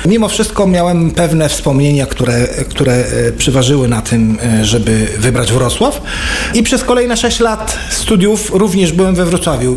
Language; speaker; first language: Polish; non-native, fluent; Arabic